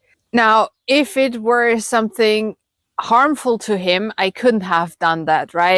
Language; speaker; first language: English; non-native, fluent; German